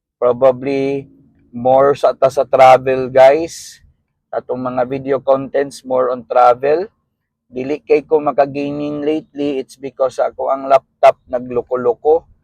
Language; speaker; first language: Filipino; non-native, local second language; Cebuano